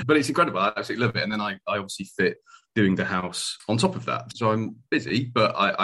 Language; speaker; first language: English; native; English